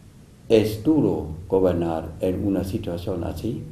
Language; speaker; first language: Spanish; non-native, fluent; German